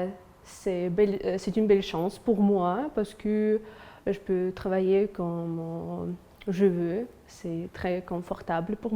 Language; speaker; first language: French; non-native, fluent; Russian